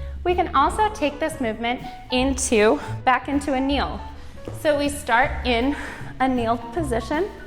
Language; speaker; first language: English; native; English